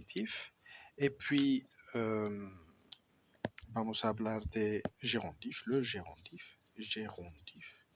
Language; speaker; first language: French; non-native, fluent; Spanish